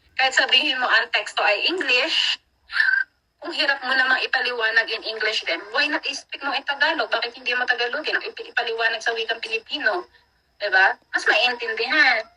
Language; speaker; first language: Filipino; native; Filipino